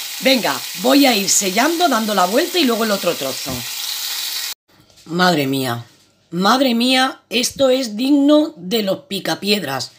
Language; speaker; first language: Spanish; native; Spanish